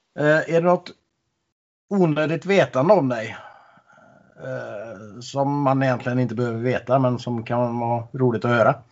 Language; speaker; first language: Swedish; native; Swedish